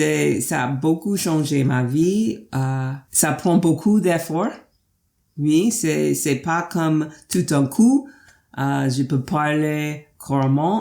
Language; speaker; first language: French; non-native, fluent; English